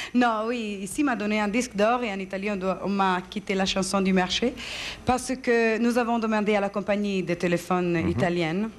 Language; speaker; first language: French; non-native, fluent; Italian